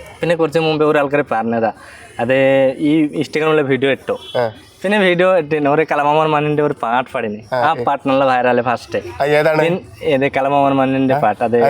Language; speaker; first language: Malayalam; non-native, fluent; Bangla